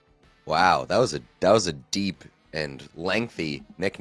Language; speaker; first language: English; native; English